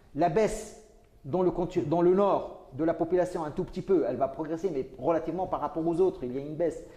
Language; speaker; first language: French; non-native, local second language; Arabic